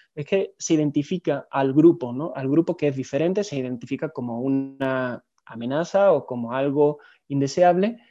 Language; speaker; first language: Spanish; native; Spanish